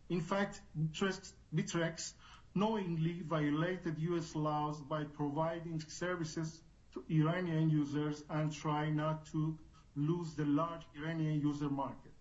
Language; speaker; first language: English; non-native, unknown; Persian